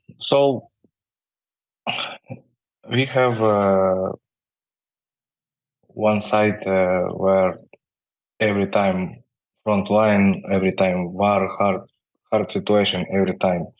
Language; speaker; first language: English; non-native, learner; Ukrainian